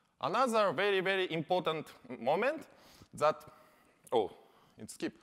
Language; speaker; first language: English; non-native, learner; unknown